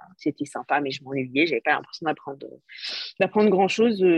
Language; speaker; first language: French; native; French